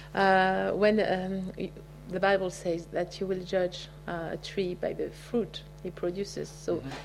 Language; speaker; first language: English; native; English